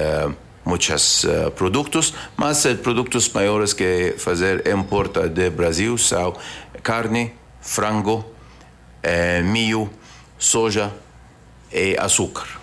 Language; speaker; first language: Portuguese; non-native, learner; Arabic